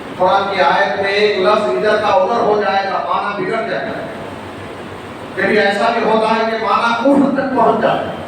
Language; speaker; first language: Urdu; native; Urdu